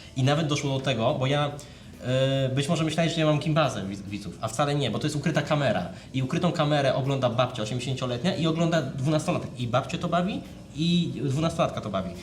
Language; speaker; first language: Polish; native; Polish